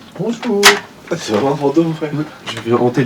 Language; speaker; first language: French; native; French